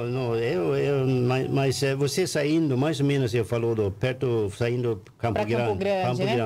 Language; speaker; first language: Portuguese; non-native, learner; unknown